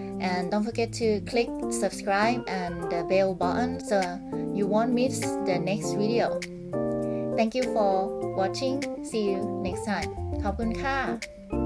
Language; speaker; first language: English; non-native, fluent; Thai